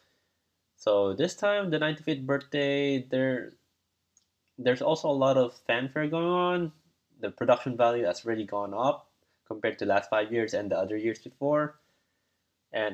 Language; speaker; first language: English; non-native, local second language; Cebuano